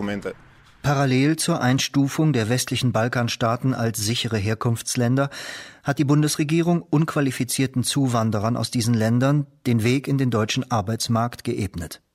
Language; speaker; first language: German; native; German